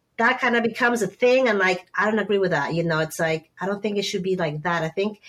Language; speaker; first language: English; non-native, fluent; Spanish